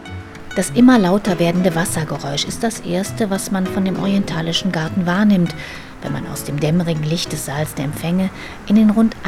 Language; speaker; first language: German; native; German